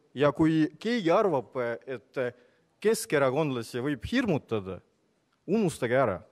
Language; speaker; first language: Estonian; non-native, local second language; Russian